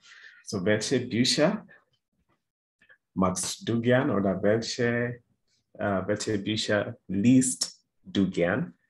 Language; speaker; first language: German; non-native, fluent; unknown